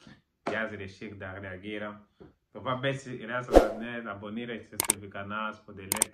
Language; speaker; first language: Bulgarian; non-native, learner; Macedonian